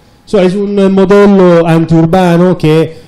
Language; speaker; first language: Spanish; non-native, fluent; Italian